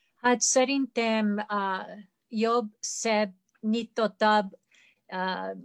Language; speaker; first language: Hungarian; early bilingual, heritage; Hungarian